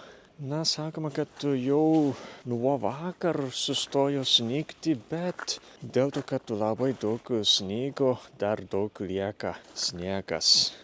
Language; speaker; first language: Lithuanian; non-native, fluent; Japanese